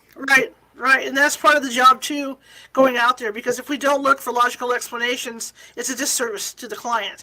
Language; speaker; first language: English; native; English